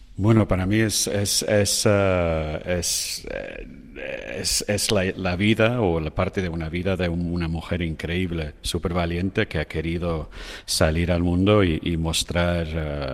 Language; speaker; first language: Spanish; non-native, fluent; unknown